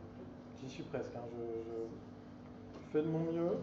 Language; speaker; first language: French; native; French